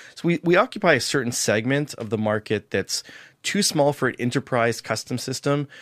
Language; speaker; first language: English; native; English